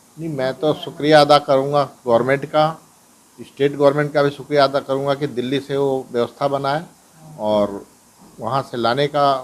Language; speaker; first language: Hindi; native; Hindi